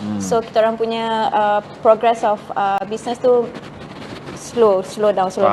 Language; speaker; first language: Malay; non-native, local second language; Chinese